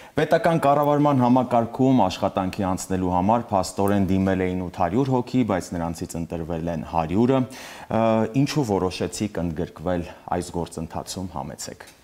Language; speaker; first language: Armenian; native; Armenian